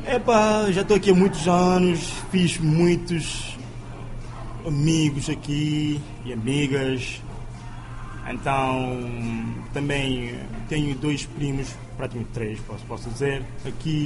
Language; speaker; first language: Portuguese; non-native, local second language; Kabuverdianu